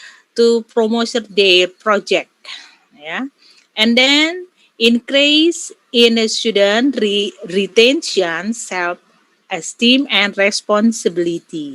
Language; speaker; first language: English; non-native, learner; Indonesian